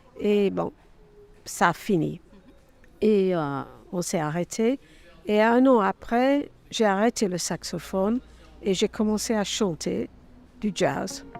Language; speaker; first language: French; non-native, fluent; English